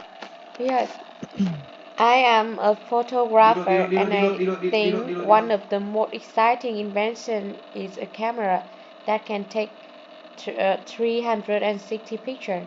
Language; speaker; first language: English; non-native, learner; Vietnamese